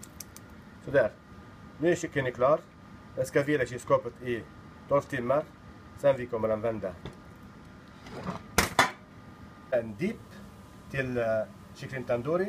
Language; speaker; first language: Swedish; non-native, learner; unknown